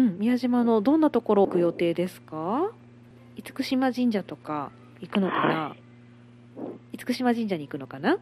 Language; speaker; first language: Japanese; native; Japanese